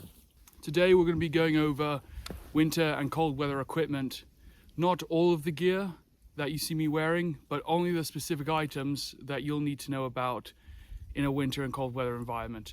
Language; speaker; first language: English; native; English